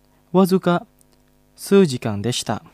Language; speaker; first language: Japanese; non-native, fluent; Indonesian